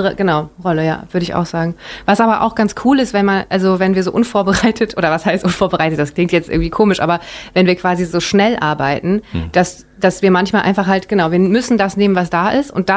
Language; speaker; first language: German; native; German